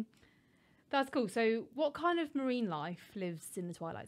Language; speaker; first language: English; native; English